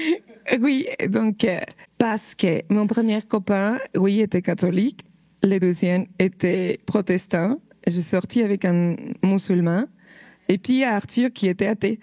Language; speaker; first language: French; non-native, fluent; Spanish